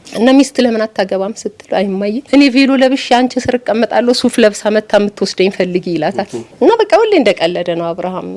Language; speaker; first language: Amharic; native; Amharic